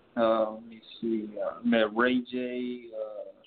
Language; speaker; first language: English; native; English